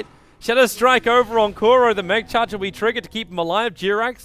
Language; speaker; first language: English; native; English